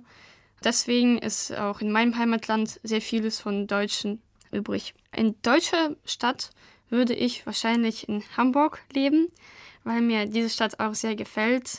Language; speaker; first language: German; non-native, fluent; Russian